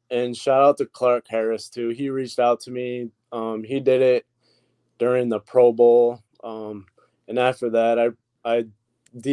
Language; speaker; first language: English; native; English